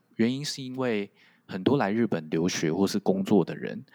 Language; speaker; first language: Chinese; non-native, local second language; Min Nan Chinese